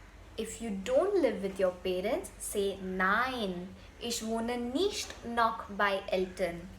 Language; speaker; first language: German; non-native, learner; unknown